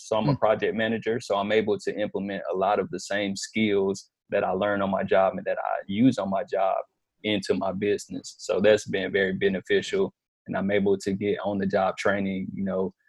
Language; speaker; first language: English; native; English